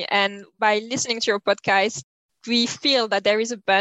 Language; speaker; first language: English; non-native, fluent; French